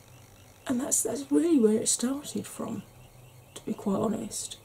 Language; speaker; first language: English; native; English